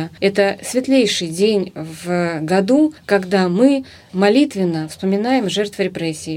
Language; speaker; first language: Russian; native; Russian